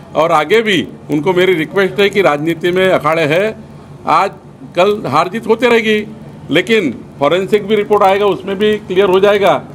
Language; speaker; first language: Hindi; non-native, local second language; Marathi